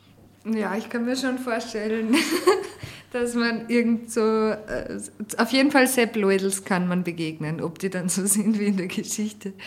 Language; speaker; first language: German; native; German